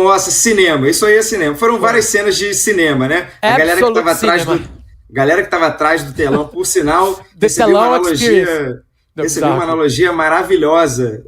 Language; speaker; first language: Portuguese; native; Portuguese